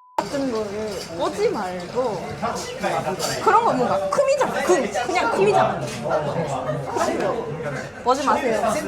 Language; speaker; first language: Korean; non-native, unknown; Japanese